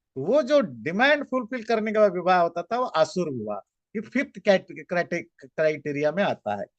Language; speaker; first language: Hindi; native; Hindi